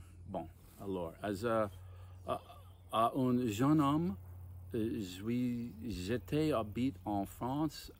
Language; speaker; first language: French; non-native, learner; English